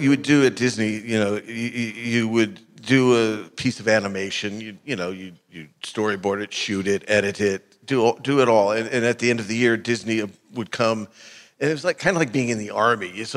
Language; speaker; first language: English; native; English